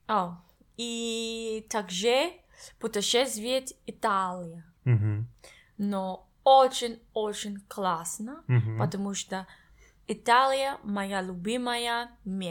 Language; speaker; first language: Russian; non-native, learner; English